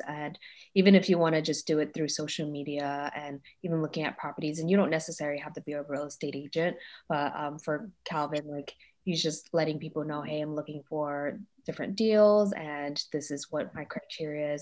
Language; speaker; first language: English; native; English